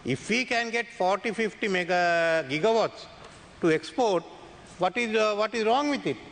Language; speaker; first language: English; non-native, local second language; Sinhala